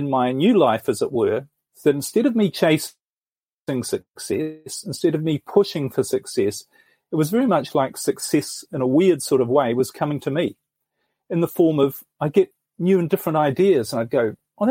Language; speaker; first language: English; native; English